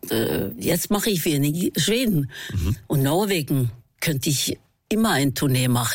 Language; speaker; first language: German; non-native, fluent; Norwegian